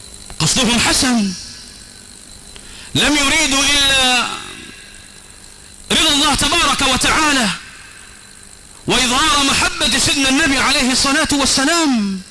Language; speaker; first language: Arabic; non-native, local second language; Swahili